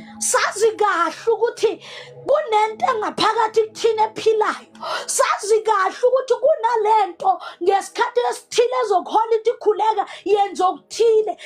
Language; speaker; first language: Zulu; non-native, local second language; Southern Sotho